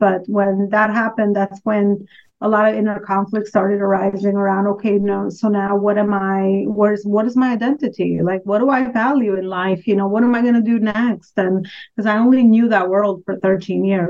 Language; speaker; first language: English; non-native, fluent; Albanian